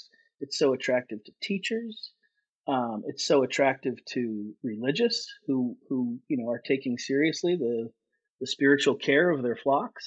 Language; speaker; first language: English; native; English